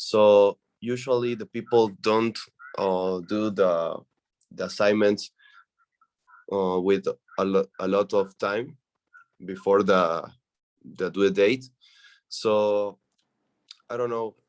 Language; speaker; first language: English; non-native, learner; Spanish